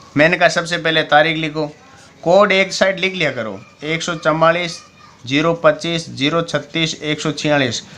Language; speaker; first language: Hindi; native; Hindi